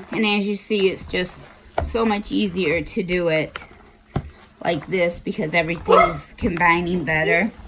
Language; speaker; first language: English; native; English